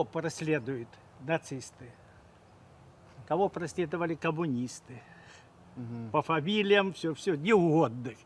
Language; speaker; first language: Russian; native; Russian